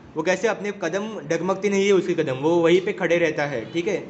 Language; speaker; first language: Hindi; non-native, local second language; Marathi